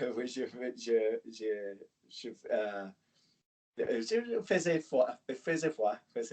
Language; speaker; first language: French; non-native, learner; English